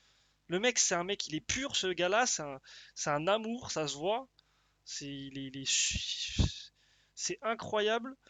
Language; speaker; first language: French; native; French